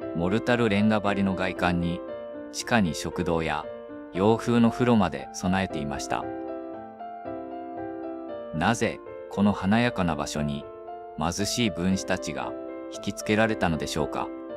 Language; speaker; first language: Japanese; native; Japanese